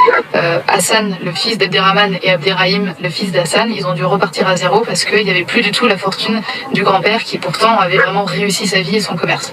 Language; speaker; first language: French; native; French